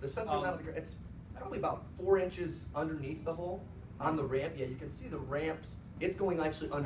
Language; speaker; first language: English; native; English